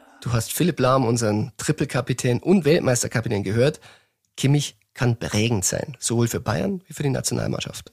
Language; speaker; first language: German; native; German